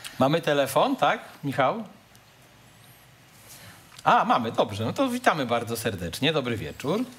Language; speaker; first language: Polish; native; Polish